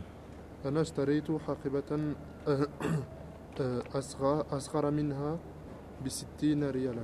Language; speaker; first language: Arabic; non-native, learner; French